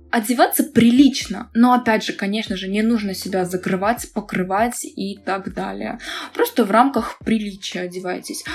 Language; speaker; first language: Russian; native; Russian